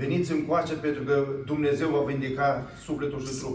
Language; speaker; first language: Romanian; native; Romanian